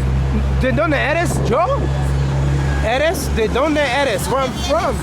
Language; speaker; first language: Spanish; non-native, learner; English